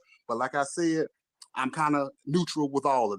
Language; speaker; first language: English; native; English